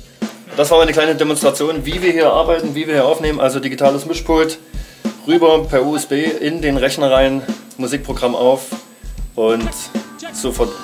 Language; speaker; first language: German; native; German